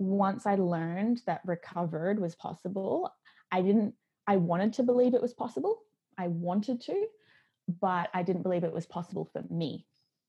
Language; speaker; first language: English; native; English